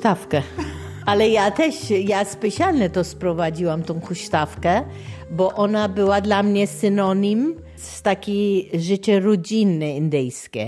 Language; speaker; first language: Polish; non-native, fluent; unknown